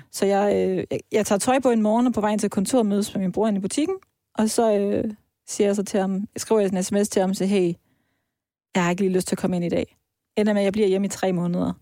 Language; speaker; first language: Danish; early bilingual, other home language; Persian